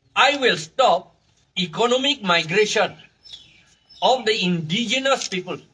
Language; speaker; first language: English; non-native, local second language; Karbi